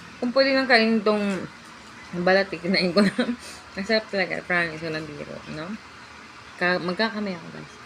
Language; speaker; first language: Filipino; non-native, local second language; Cebuano